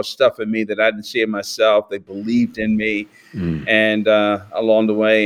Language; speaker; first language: English; native; English